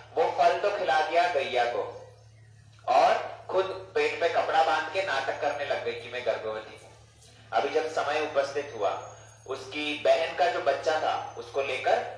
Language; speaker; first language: Hindi; non-native, fluent; English